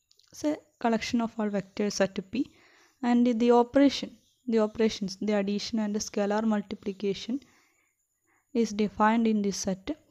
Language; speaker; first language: English; non-native, local second language; Malayalam